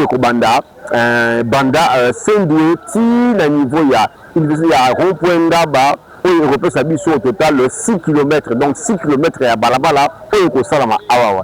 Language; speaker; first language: French; non-native, local second language; Lingala